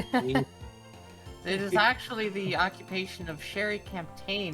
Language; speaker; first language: English; native; English